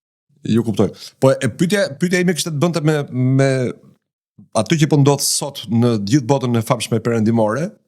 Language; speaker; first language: Albanian; native; Albanian